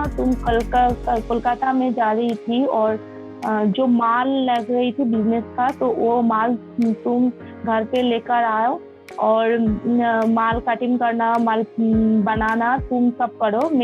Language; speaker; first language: Hindi; non-native, local second language; Bangla